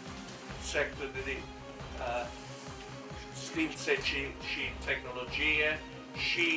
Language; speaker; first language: Romanian; non-native, learner; English